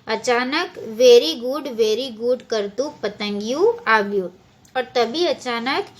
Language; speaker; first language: Hindi; non-native, local second language; Gujarati